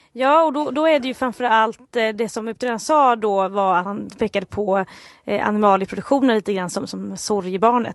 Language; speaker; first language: Swedish; native; Swedish